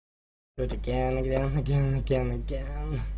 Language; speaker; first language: English; non-native, learner; Swedish